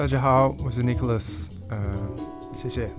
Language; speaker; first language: Chinese; non-native, fluent; English